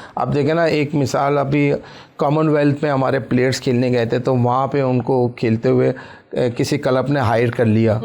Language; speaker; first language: Urdu; native; Urdu